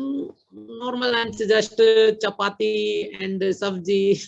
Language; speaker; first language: English; non-native, learner; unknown